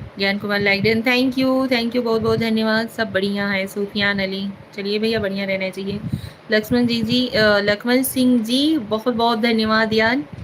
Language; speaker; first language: Hindi; native; Hindi